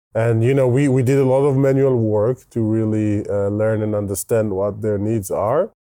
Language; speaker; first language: English; non-native, fluent; Hebrew